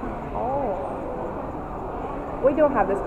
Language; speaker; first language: English; non-native, learner; Chinese